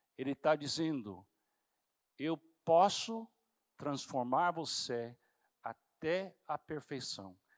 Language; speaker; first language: Portuguese; non-native, fluent; English